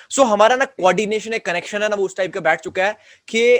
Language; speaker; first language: Hindi; native; Hindi